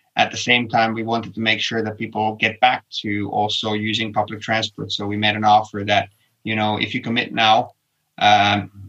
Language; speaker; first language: English; non-native, fluent; Finnish